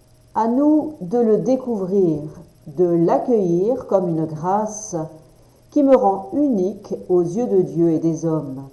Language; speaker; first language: French; native; French